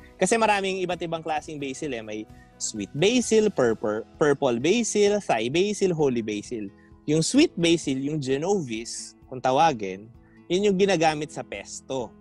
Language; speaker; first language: Filipino; non-native, local second language; Pampanga